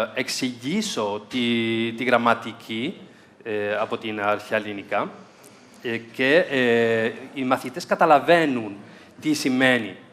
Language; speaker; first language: Greek; non-native, fluent; Spanish